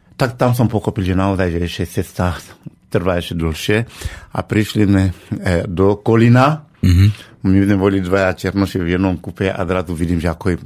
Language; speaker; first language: Slovak; non-native, fluent; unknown